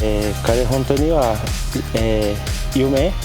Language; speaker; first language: Japanese; non-native, learner; Portuguese